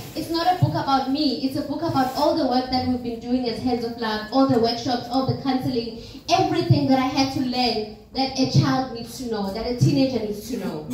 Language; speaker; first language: English; non-native, local second language; Swati